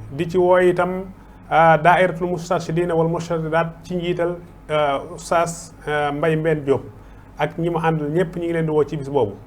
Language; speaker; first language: Wolof; native; Wolof